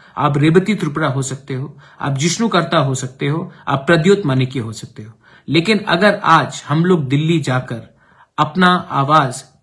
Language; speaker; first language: Hindi; non-native, local second language; Kok Borok